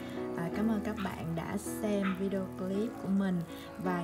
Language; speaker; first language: Vietnamese; native; Vietnamese